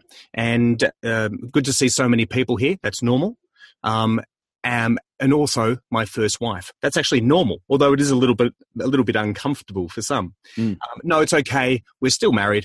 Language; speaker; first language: English; native; English